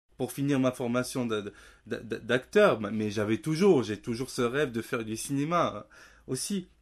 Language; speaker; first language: French; non-native, local second language; Riffian